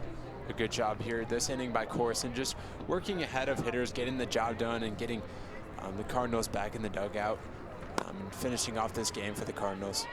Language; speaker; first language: English; native; English